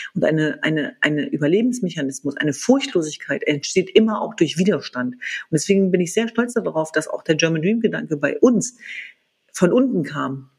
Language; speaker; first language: German; early bilingual, other home language; Kurdish